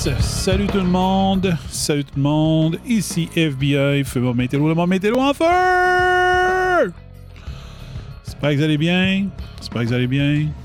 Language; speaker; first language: French; native; French